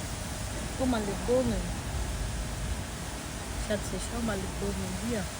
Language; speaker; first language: German; non-native, learner; Waray